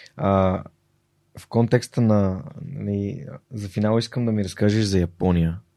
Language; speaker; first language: Bulgarian; native; Bulgarian